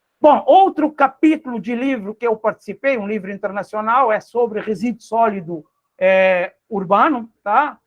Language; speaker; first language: Portuguese; non-native, local second language; Kabuverdianu